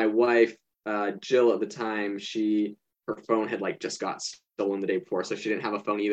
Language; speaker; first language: English; native; English